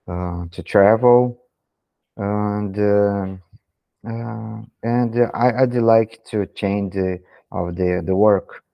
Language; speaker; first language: English; non-native, learner; Portuguese